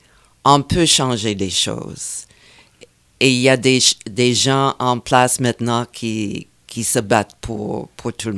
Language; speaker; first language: French; non-native, fluent; English